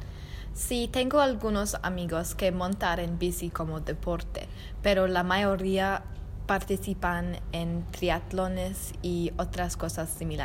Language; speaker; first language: Spanish; non-native, learner; English